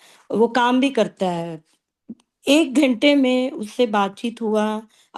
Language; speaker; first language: Hindi; non-native, local second language; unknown